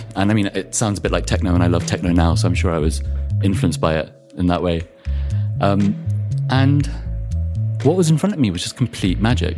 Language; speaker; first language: English; native; English